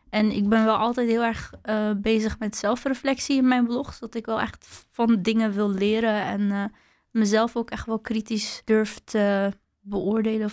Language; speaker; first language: Dutch; early bilingual, other home language; Arabic